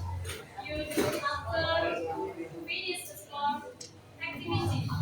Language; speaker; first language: English; non-native, learner; Indonesian